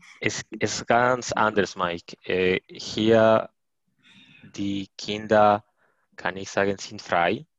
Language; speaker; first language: German; non-native, learner; Spanish